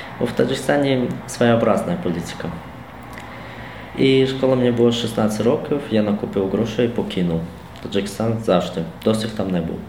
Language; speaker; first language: Ukrainian; non-native, learner; Tajik